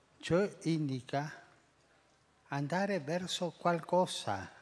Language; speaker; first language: Italian; non-native, fluent; Spanish